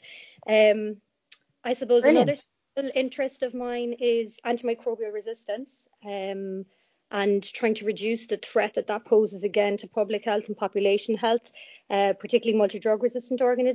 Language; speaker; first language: English; native; English